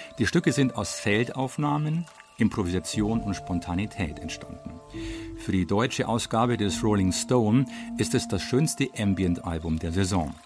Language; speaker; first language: German; native; German